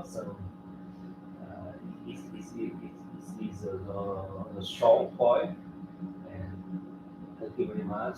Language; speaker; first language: English; non-native, fluent; French